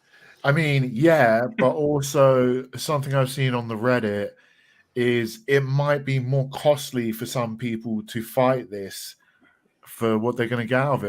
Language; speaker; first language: English; native; English